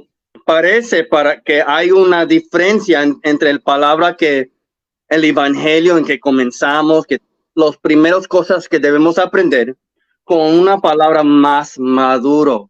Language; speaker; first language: Spanish; early bilingual, heritage; English